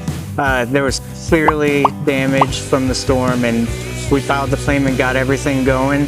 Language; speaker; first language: English; native; English